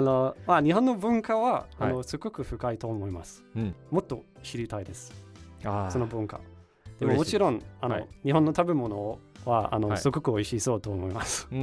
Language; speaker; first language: Japanese; non-native, learner; Danish